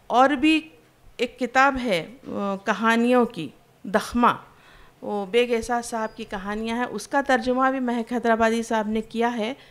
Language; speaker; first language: Hindi; non-native, local second language; Urdu